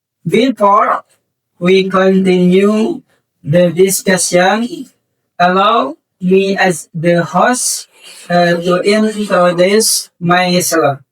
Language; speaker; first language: English; non-native, learner; Indonesian